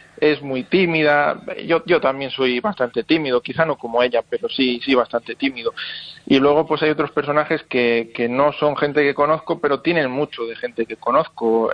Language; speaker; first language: Spanish; native; Spanish